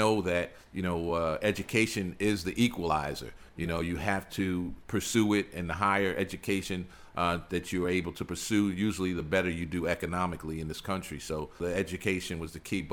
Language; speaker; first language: English; native; English